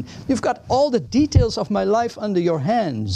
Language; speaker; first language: English; non-native, fluent; Dutch